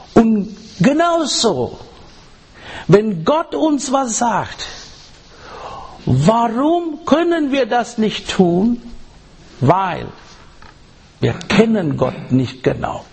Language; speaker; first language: German; non-native, learner; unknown